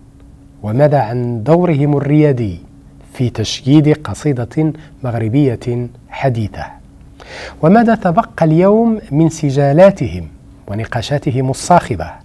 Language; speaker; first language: Arabic; native; Arabic